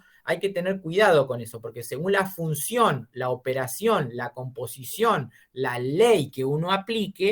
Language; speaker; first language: Spanish; native; Spanish